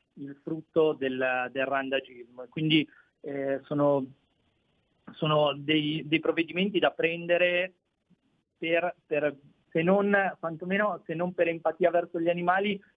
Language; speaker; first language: Italian; native; Italian